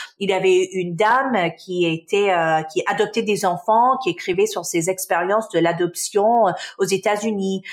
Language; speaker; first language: French; non-native, local second language; Arabic